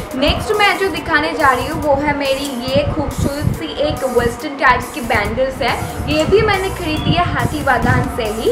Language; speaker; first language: Hindi; non-native, local second language; Bangla